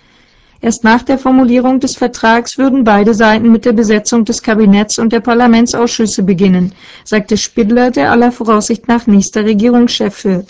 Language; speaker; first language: German; native; German